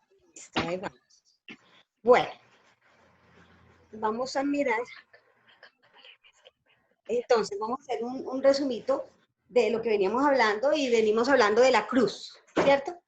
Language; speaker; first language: Spanish; native; Spanish